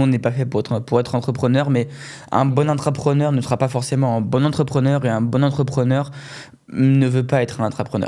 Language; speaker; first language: French; native; French